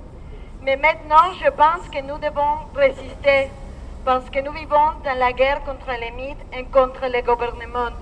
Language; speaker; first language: French; non-native, learner; Spanish